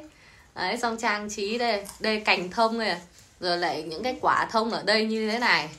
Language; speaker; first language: Vietnamese; native; Vietnamese